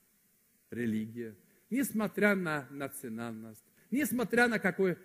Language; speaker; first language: Russian; non-native, fluent; Swedish